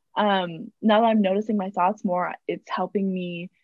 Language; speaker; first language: English; native; English